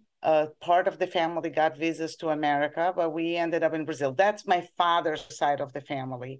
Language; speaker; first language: English; non-native, fluent; Portuguese